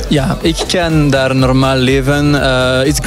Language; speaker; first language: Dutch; non-native, local second language; French